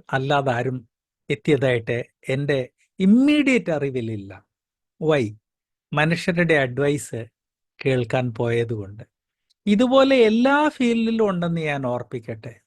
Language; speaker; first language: Malayalam; early bilingual, heritage; Malayalam